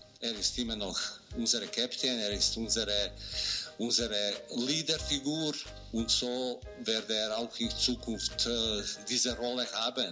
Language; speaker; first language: German; non-native, fluent; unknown